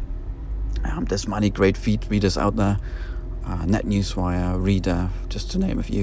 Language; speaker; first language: English; non-native, fluent; German